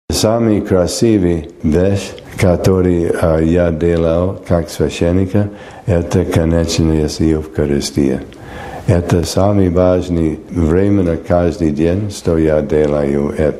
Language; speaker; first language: Russian; non-native, learner; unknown